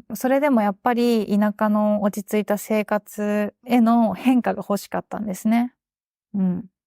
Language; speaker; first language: Japanese; native; Japanese